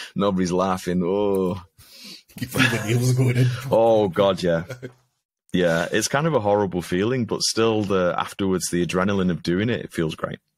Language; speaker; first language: English; native; English